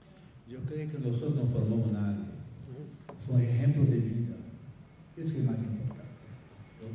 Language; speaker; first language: Spanish; non-native, fluent; Portuguese